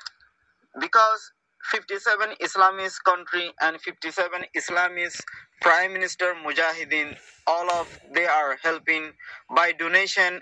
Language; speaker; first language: English; non-native, learner; Rohingya